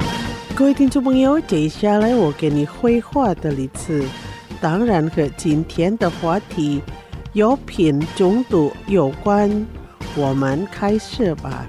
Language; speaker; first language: Chinese; non-native, fluent; Indonesian